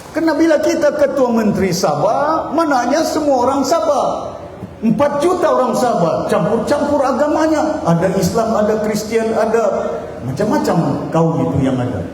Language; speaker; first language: Malay; native; Malay